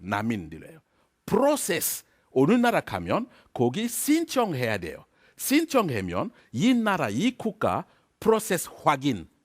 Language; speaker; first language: Korean; non-native, learner; French